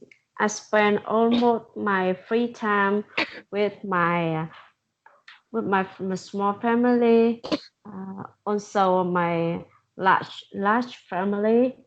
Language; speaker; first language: English; non-native, learner; Vietnamese